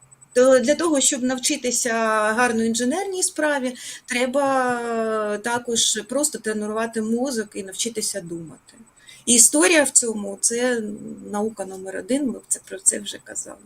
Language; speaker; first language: Ukrainian; native; Ukrainian